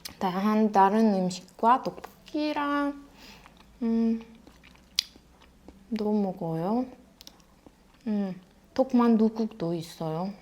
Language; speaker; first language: Korean; non-native, learner; Russian